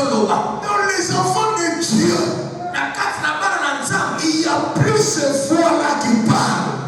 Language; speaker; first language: French; non-native, local second language; Lingala